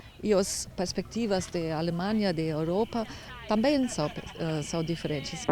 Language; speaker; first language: Portuguese; non-native, fluent; German